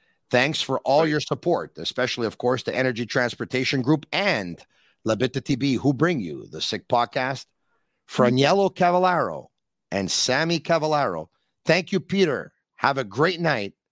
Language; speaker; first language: English; native; English